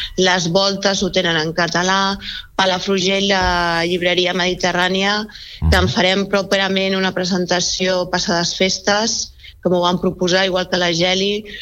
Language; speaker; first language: Catalan; native; Catalan